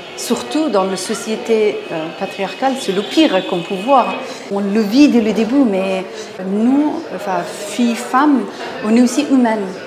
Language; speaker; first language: French; non-native, fluent; Persian